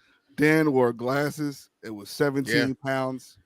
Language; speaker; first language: English; native; English